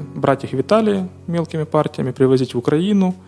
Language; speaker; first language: Russian; non-native, local second language; Ukrainian